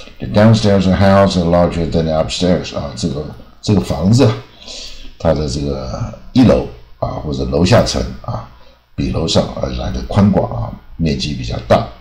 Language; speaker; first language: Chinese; native; Chinese